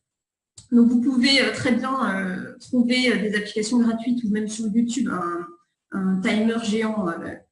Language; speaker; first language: French; native; French